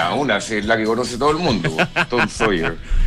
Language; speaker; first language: Spanish; native; Spanish